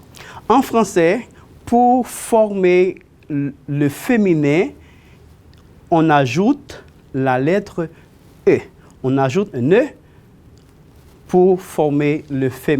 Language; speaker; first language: French; non-native, fluent; Spanish